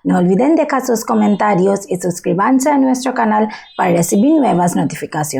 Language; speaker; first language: Spanish; non-native, learner; Bangla